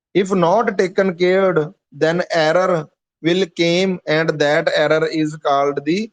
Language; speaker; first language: English; non-native, local second language; Punjabi